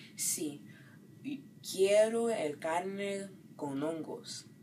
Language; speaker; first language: Spanish; non-native, learner; English